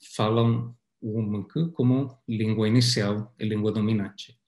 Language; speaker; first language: Portuguese; non-native, fluent; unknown